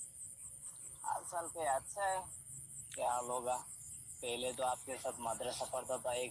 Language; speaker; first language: Hindi; non-native, local second language; Bangla